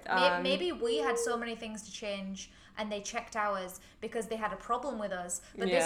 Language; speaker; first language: English; native; English